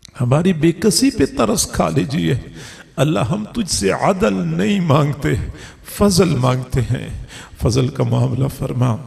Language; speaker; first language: Urdu; non-native, local second language; Punjabi